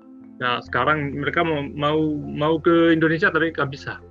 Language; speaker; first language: Indonesian; non-native, learner; French